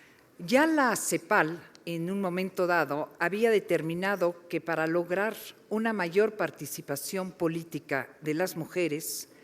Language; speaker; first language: Spanish; native; Spanish